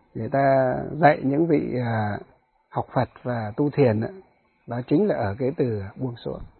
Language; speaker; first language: Vietnamese; non-native, local second language; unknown